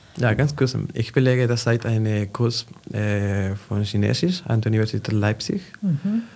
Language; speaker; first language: German; non-native, fluent; Spanish